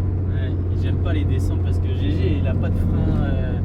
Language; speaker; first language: French; native; French